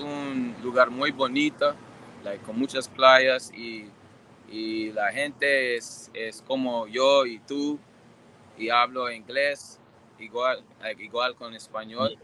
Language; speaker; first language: Spanish; non-native, learner; English